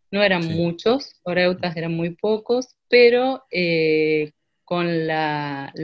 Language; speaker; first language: Spanish; native; Spanish